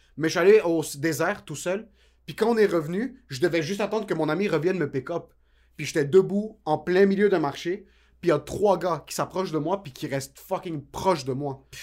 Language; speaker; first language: French; early bilingual, other home language; Arabic